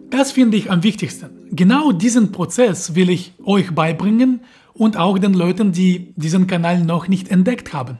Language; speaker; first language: German; non-native, fluent; Russian